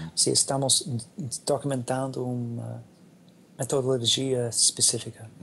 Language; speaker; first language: Portuguese; non-native, learner; English